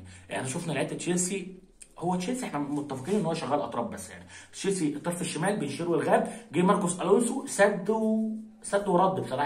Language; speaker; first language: Arabic; native; Arabic